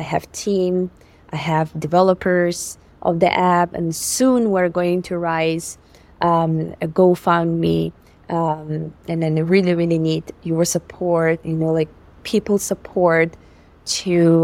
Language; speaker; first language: English; non-native, fluent; Yakut